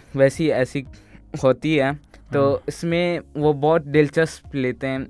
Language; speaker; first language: Urdu; native; Urdu